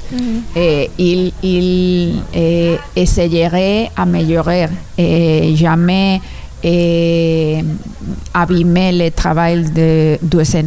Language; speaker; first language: French; non-native, learner; Spanish